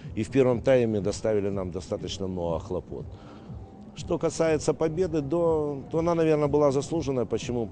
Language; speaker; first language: Russian; native; Russian